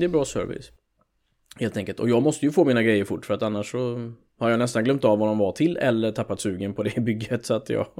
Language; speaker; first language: Swedish; native; Swedish